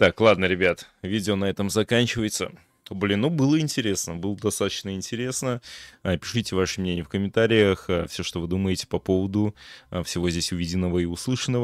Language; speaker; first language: Russian; native; Russian